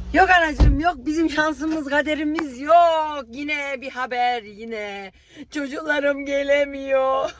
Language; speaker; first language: Turkish; native; Turkish